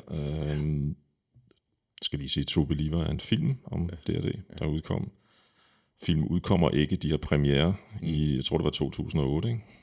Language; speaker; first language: Danish; native; Danish